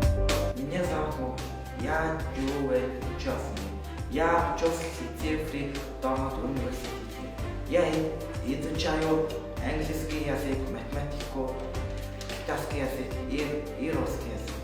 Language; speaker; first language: Russian; non-native, learner; Mongolian